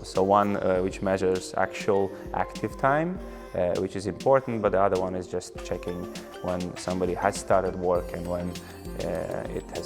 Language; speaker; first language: English; non-native, fluent; Latvian